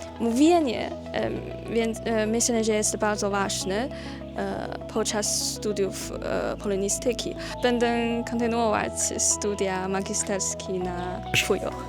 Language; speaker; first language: Polish; non-native, learner; Chinese